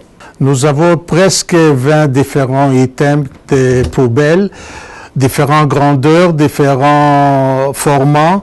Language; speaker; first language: French; non-native, fluent; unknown